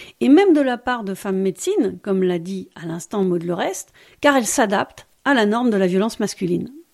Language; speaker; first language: French; native; French